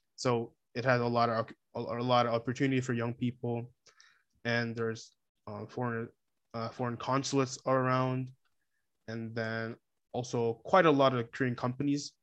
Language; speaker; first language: English; non-native, fluent; Korean